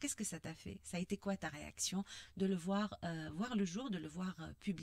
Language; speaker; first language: French; non-native, local second language; Arabic